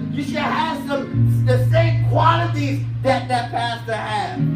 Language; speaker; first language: English; native; English